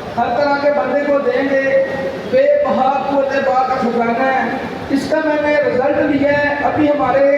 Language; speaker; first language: Urdu; non-native, local second language; Punjabi